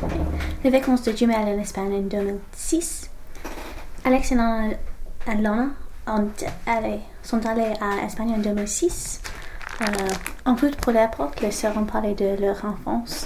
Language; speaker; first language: French; non-native, learner; English